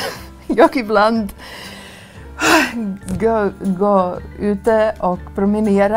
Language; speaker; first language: Swedish; non-native, learner; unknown